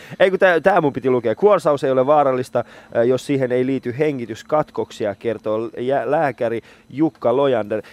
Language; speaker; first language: Finnish; native; Finnish